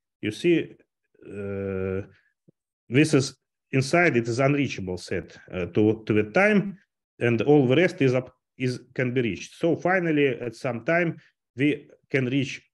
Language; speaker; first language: English; non-native, fluent; Russian